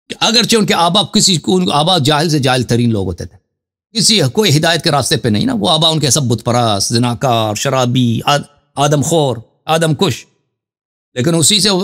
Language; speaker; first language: Urdu; non-native, fluent; Persian